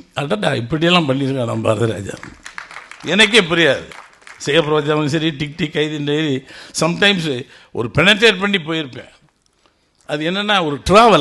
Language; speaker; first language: Tamil; native; Tamil